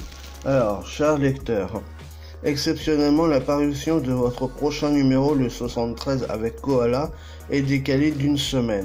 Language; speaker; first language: French; native; French